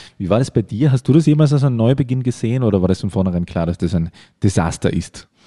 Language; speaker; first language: German; native; German